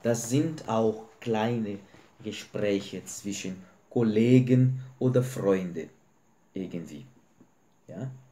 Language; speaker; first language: German; non-native, fluent; Portuguese